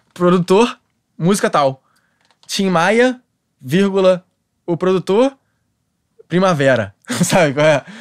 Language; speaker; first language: Portuguese; native; Portuguese